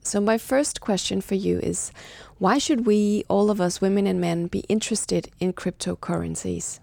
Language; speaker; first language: English; non-native, fluent; Danish